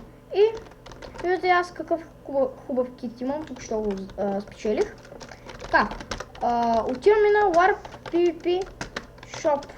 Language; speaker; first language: Bulgarian; native; Bulgarian